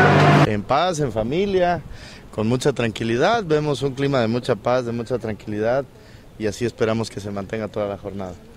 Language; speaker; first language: Spanish; native; Spanish